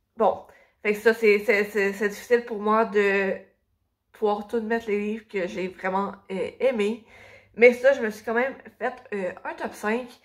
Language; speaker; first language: French; native; French